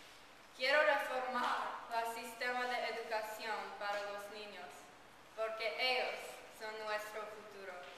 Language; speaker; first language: Spanish; non-native, learner; English